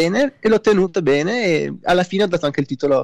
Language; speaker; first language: Italian; native; Italian